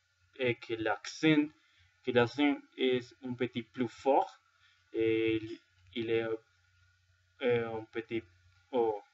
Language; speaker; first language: French; non-native, learner; Spanish